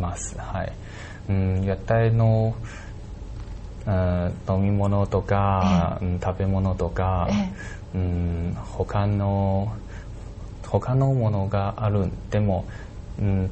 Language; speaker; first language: Japanese; non-native, learner; Chinese